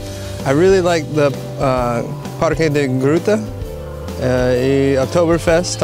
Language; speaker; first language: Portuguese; non-native, learner; English